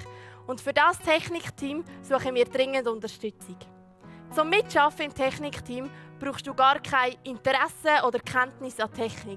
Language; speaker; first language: German; native; German